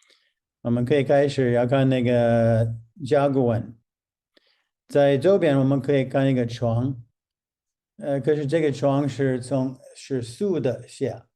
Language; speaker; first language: Chinese; non-native, fluent; English